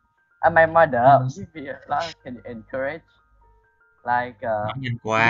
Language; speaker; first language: English; non-native, learner; Vietnamese